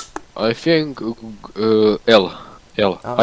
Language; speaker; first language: English; non-native, learner; Russian